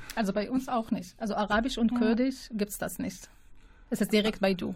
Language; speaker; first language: German; non-native, fluent; Arabic